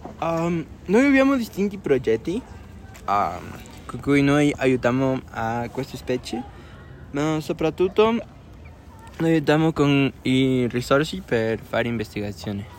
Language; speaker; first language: Italian; non-native, learner; Spanish